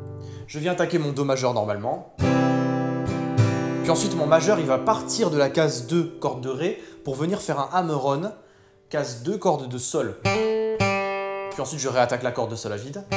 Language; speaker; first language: French; native; French